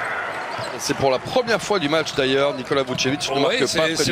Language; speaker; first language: French; native; French